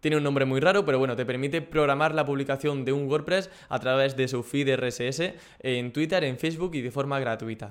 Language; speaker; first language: Spanish; native; Spanish